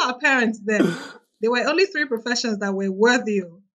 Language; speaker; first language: English; non-native, local second language; Yoruba